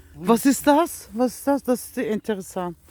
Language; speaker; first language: German; non-native, learner; Turkish